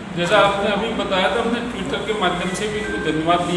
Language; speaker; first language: Hindi; native; Hindi